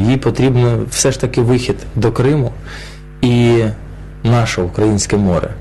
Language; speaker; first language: Ukrainian; non-native, local second language; Russian